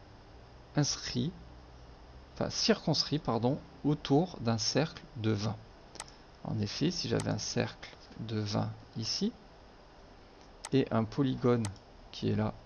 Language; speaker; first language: French; native; French